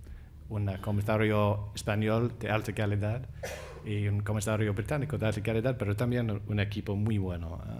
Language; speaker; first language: Spanish; non-native, fluent; English